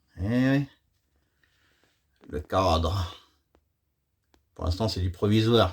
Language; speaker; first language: French; native; French